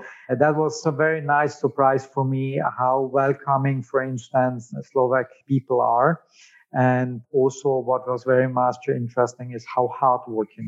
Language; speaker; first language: English; non-native, fluent; German